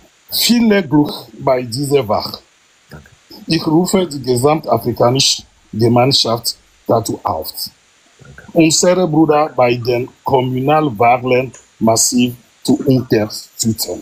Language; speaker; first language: German; non-native, fluent; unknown